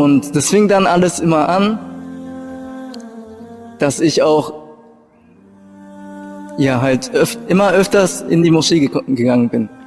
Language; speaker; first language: German; early bilingual, other home language; Japanese